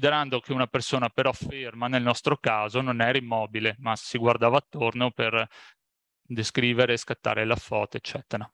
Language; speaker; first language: Italian; native; Italian